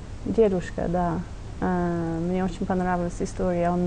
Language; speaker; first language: Russian; non-native, fluent; English